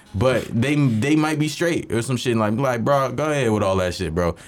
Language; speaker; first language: English; native; English